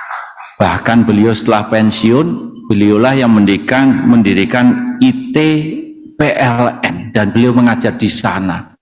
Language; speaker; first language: Indonesian; native; Indonesian